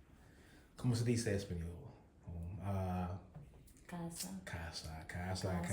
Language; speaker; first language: Spanish; non-native, learner; English